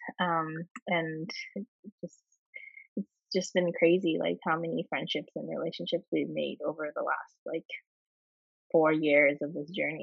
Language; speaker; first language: English; native; English